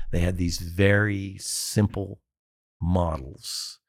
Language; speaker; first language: English; native; English